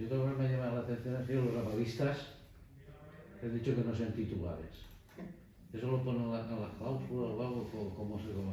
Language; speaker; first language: Spanish; native; Spanish